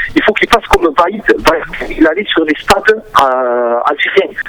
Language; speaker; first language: French; native; French